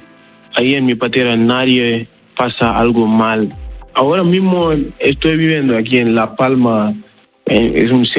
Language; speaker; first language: Spanish; non-native, learner; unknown